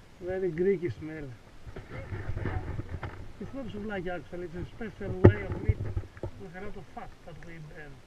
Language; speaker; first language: English; non-native, learner; Greek